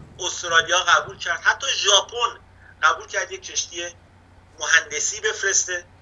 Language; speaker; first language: Persian; native; Persian